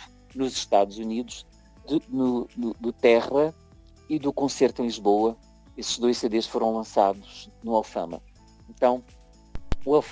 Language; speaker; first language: Portuguese; native; Portuguese